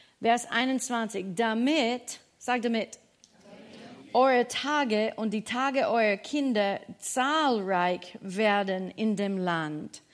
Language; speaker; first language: German; non-native, fluent; English